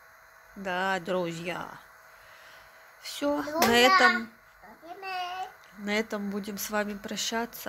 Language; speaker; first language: Russian; native; Russian